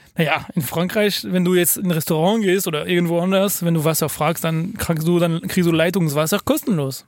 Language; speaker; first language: German; non-native, fluent; French